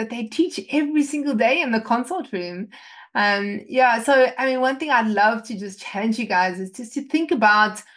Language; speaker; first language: English; native; English